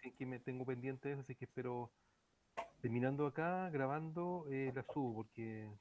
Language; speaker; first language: Spanish; native; Spanish